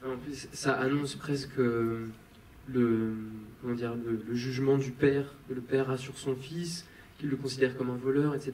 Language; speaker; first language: French; native; French